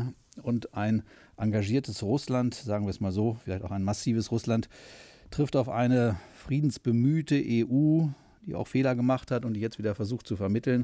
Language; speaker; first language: German; native; German